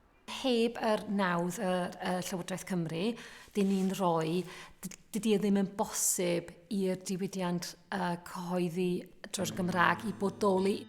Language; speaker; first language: Welsh; non-native, fluent; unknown